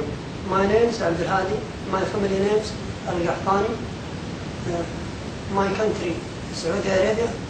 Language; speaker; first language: English; non-native, learner; Arabic